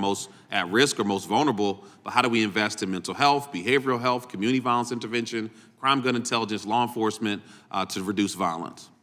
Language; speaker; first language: English; native; English